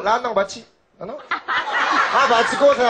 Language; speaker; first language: Filipino; non-native, learner; Korean